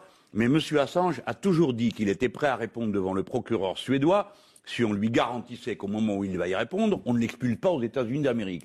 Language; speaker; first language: French; native; French